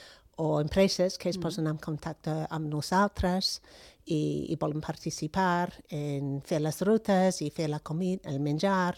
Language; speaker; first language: Catalan; non-native, fluent; English